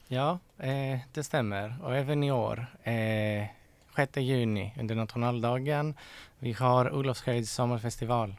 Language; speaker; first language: Swedish; non-native, fluent; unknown